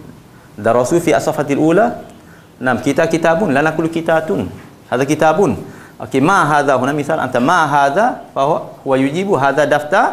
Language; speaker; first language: Arabic; non-native, fluent; Malay